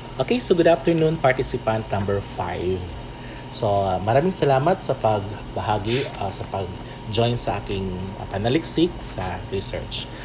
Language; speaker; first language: Filipino; non-native, local second language; Cebuano